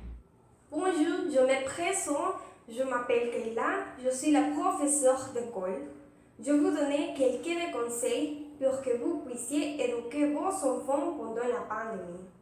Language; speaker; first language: French; non-native, learner; Spanish